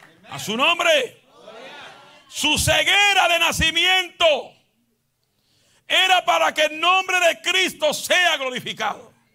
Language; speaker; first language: Spanish; native; Spanish